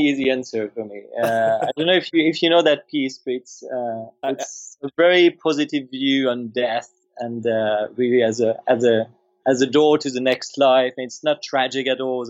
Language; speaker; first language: English; non-native, fluent; French